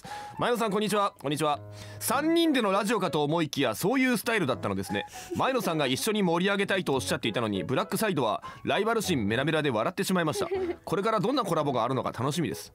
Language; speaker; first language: Japanese; native; Japanese